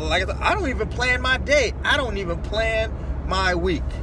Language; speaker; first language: English; native; English